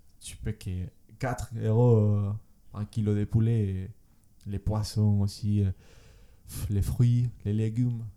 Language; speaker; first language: French; non-native, learner; Spanish